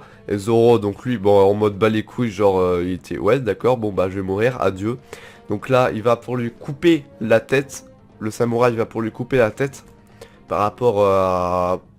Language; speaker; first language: French; native; French